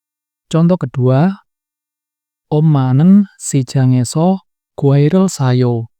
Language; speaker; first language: Korean; non-native, fluent; Indonesian